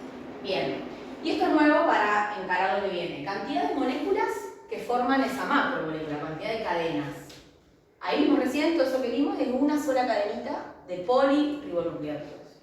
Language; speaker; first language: Spanish; native; Spanish